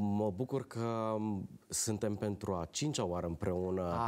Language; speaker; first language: Romanian; native; Romanian